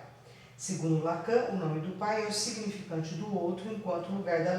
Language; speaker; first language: Portuguese; native; Portuguese